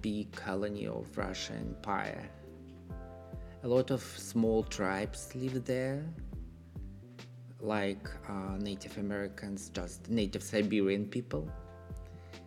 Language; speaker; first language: English; non-native, learner; Russian